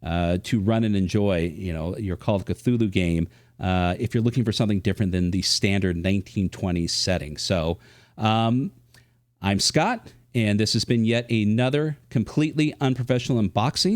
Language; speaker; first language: English; native; English